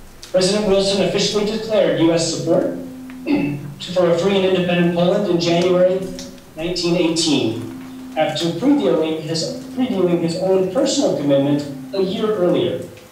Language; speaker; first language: English; native; English